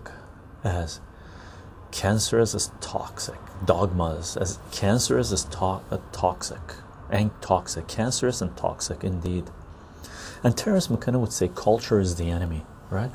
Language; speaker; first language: English; non-native, fluent; Armenian